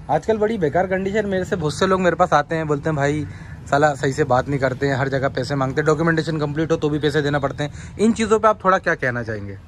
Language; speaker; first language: Hindi; native; Hindi